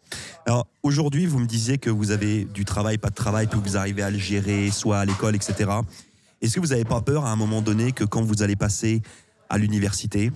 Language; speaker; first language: French; native; French